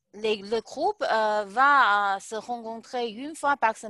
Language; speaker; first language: French; non-native, learner; Chinese